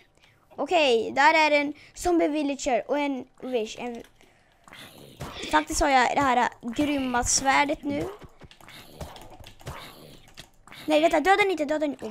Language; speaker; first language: Swedish; native; Swedish